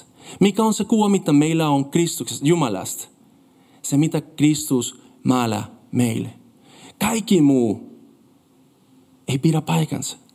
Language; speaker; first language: Finnish; non-native, fluent; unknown